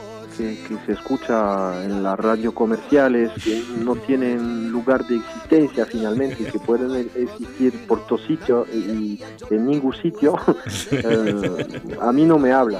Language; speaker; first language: Spanish; early bilingual, heritage; French